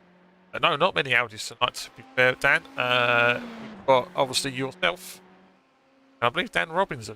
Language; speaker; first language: English; native; English